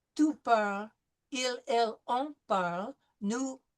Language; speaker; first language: French; non-native, fluent; English